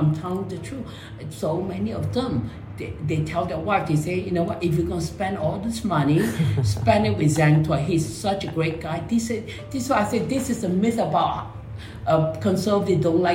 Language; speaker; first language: English; non-native, local second language; Min Nan Chinese